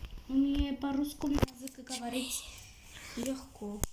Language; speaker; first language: Russian; non-native, local second language; Uzbek